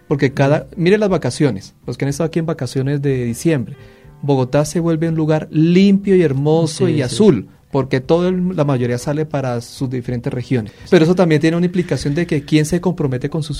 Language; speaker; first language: Spanish; native; Spanish